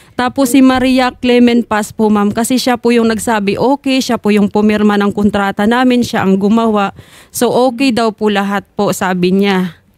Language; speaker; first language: Filipino; non-native, local second language; Cebuano